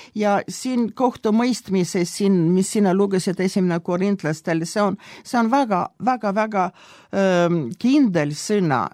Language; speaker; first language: Estonian; non-native, local second language; Russian